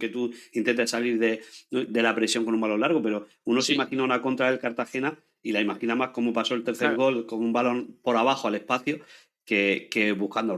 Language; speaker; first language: Spanish; native; Spanish